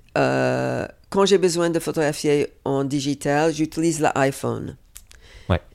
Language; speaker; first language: French; non-native, fluent; English